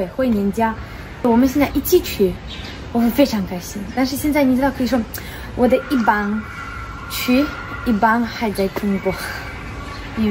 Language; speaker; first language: Chinese; non-native, learner; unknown